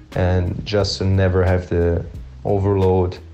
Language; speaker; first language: English; non-native, fluent; German